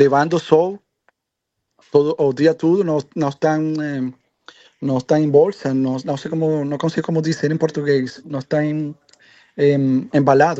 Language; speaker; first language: Portuguese; non-native, learner; Spanish